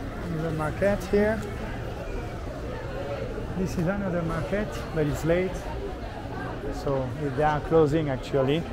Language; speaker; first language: English; non-native, fluent; French